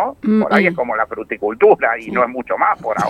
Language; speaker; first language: Spanish; native; Spanish